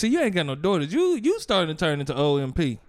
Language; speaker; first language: English; native; English